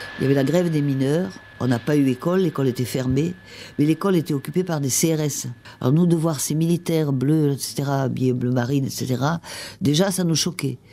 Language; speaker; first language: French; native; French